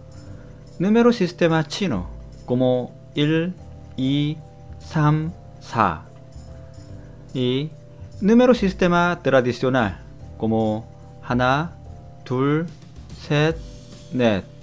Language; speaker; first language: Spanish; non-native, fluent; Korean